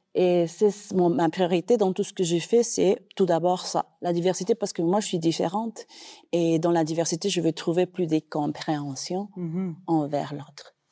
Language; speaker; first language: French; non-native, fluent; Spanish